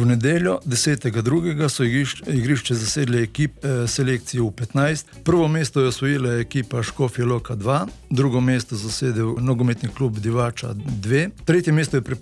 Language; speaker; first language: Slovenian; native; Slovenian